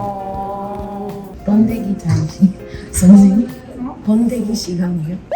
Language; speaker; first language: Korean; non-native, learner; English